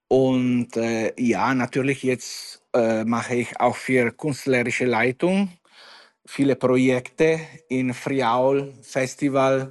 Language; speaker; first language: German; non-native, fluent; Italian